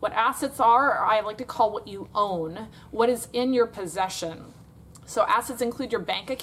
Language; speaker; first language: English; native; English